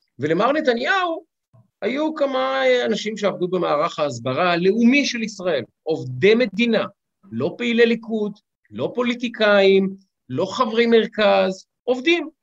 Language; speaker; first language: Hebrew; native; Hebrew